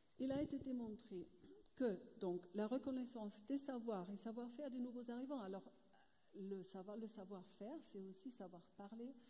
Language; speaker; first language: French; non-native, fluent; German